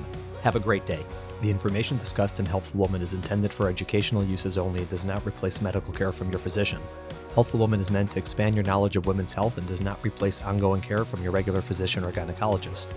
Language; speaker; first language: English; native; English